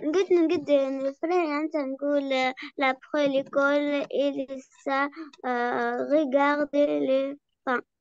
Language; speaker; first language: French; non-native, learner; Arabic